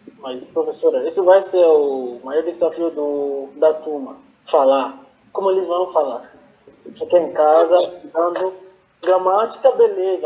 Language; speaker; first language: Portuguese; non-native, fluent; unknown